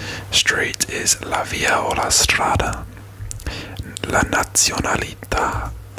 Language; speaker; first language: Italian; non-native, learner; English